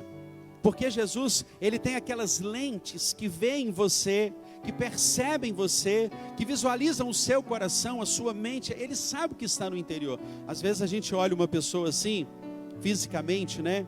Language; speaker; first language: Portuguese; native; Portuguese